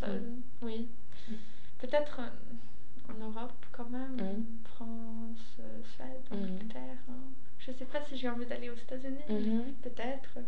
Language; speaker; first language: French; non-native, fluent; Swedish